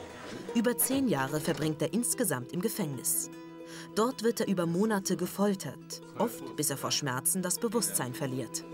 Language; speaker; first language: German; native; German